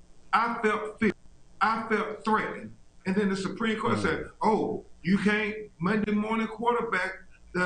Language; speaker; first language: English; native; English